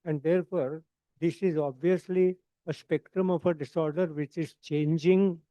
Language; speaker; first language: English; non-native, local second language; Marathi